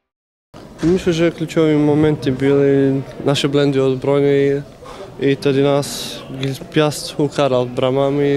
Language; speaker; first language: Polish; non-native, fluent; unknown